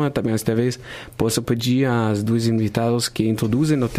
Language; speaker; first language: Portuguese; non-native, fluent; German